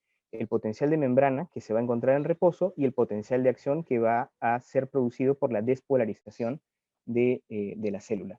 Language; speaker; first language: Spanish; native; Spanish